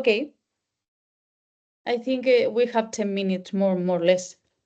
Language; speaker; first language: English; non-native, learner; Spanish